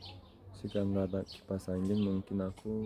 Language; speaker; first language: Indonesian; non-native, learner; Turkish